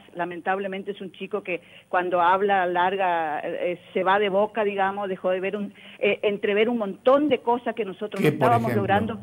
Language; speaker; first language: Spanish; native; Spanish